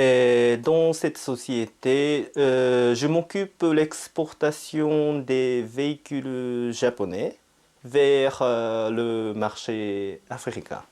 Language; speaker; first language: French; non-native, fluent; Japanese